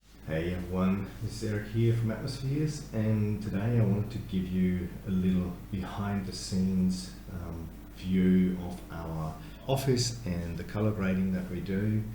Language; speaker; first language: English; native; English